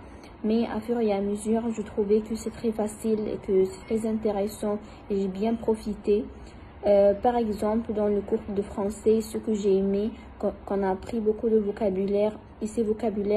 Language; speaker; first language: French; non-native, fluent; Arabic